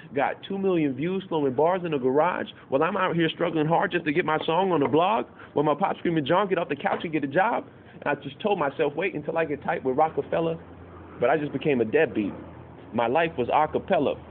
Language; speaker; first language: English; native; English